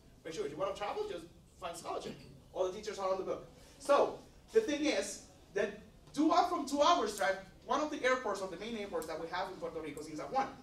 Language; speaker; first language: English; non-native, fluent; Spanish